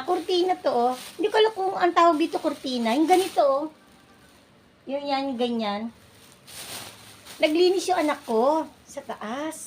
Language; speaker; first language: Filipino; native; Filipino